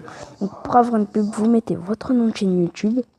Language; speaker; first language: French; native; French